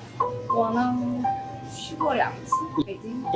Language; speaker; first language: Chinese; non-native, fluent; Korean